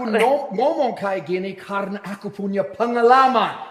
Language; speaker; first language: Indonesian; non-native, fluent; English